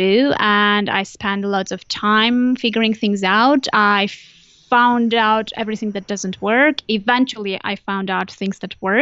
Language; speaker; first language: English; non-native, fluent; Armenian